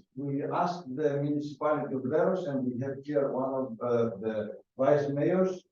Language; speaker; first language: English; non-native, fluent; Greek